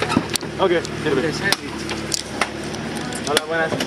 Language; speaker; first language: Spanish; non-native, learner; French